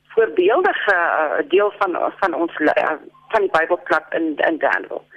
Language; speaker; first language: Afrikaans; native; Afrikaans